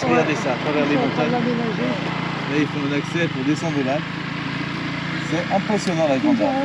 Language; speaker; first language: French; native; French